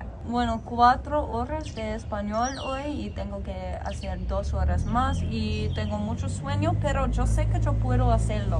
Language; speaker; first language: Spanish; non-native, learner; English